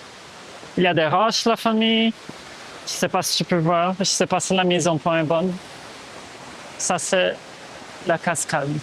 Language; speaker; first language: French; non-native, fluent; Portuguese